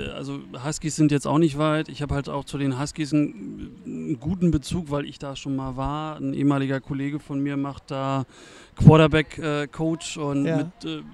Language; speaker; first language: German; native; German